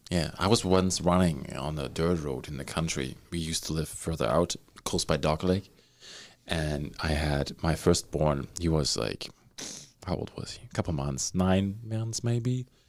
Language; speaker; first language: English; non-native, fluent; German